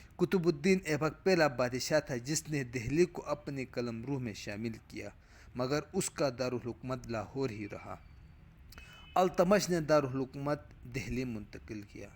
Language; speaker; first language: Urdu; non-native, local second language; Punjabi